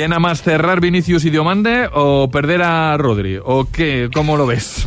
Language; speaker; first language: Spanish; native; Spanish